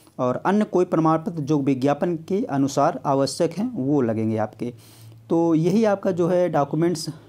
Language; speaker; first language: Hindi; native; Hindi